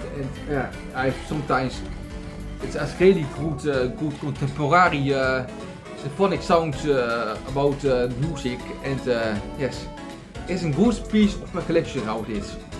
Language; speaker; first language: English; non-native, learner; Dutch